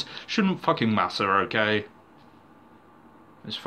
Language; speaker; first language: English; native; English